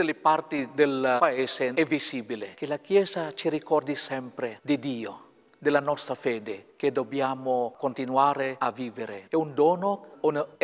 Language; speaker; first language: Italian; non-native, fluent; Filipino